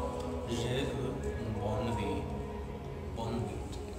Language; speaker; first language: French; non-native, learner; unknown